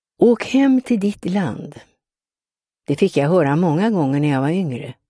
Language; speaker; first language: Swedish; native; Swedish